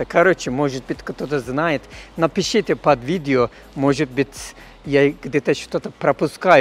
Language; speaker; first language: Russian; non-native, fluent; Turkish